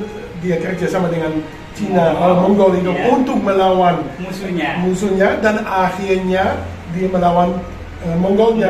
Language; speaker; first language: Indonesian; non-native, fluent; Dutch